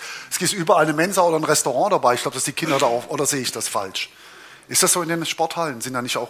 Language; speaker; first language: German; native; German